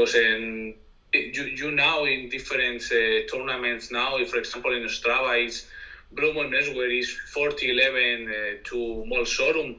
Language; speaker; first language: English; non-native, learner; Spanish